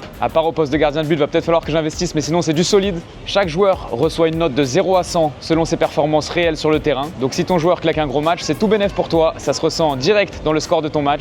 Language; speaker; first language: French; native; French